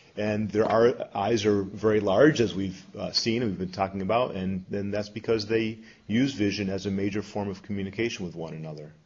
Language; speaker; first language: English; native; English